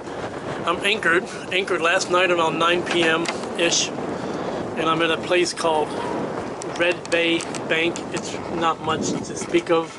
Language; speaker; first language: English; native; English